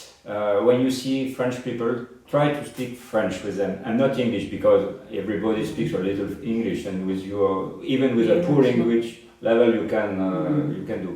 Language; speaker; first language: English; non-native, fluent; French